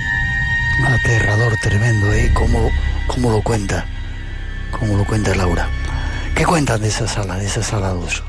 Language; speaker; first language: Spanish; native; Spanish